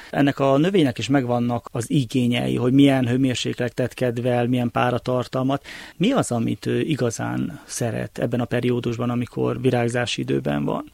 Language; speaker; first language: Hungarian; native; Hungarian